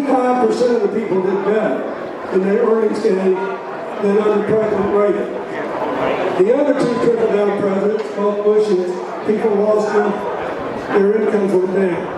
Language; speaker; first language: English; native; English